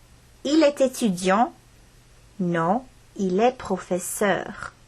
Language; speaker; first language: French; non-native, fluent; Estonian